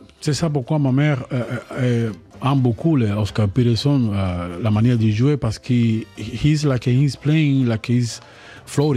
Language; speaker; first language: French; non-native, learner; Spanish